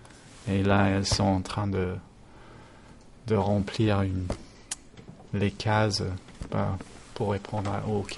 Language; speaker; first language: French; non-native, fluent; English